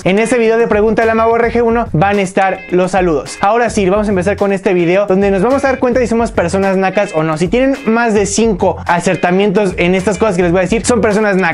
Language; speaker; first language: Spanish; native; Spanish